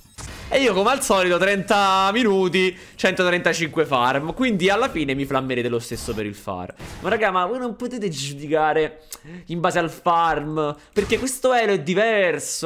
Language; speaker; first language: Italian; native; Italian